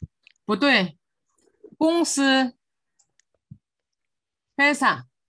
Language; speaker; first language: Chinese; non-native, fluent; Korean